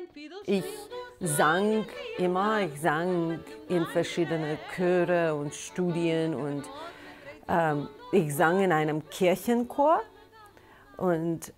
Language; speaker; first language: German; non-native, fluent; Russian